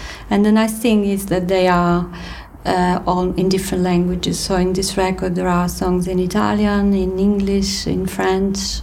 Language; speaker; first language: English; non-native, fluent; Italian